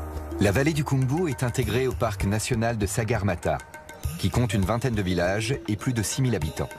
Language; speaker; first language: French; native; French